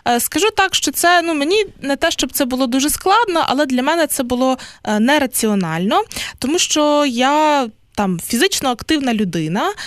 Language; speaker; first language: Ukrainian; native; Ukrainian